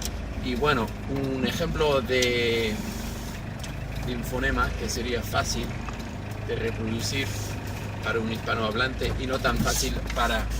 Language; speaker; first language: Spanish; non-native, fluent; English